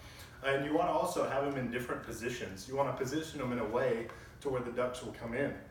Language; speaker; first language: English; native; English